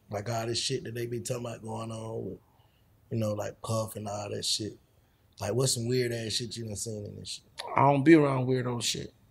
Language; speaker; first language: English; native; English